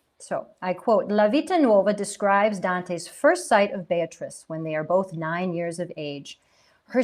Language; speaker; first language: English; native; English